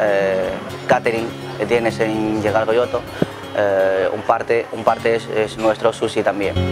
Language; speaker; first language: Spanish; non-native, learner; Chinese